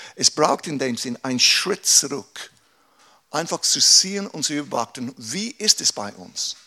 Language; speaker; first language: German; non-native, fluent; English